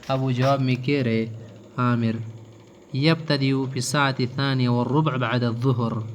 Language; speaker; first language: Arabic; non-native, fluent; Pashto